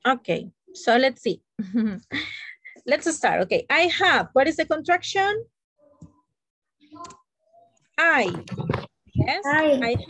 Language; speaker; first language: English; non-native, learner; Spanish